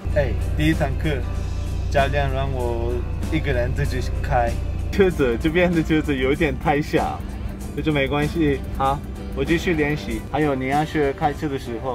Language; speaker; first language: Chinese; non-native, fluent; Swedish